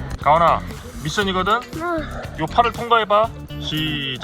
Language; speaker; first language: Korean; native; Korean